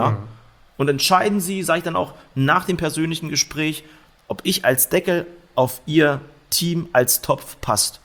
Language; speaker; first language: German; native; German